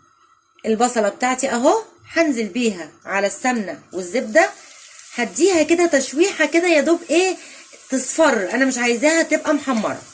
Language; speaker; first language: Arabic; native; Arabic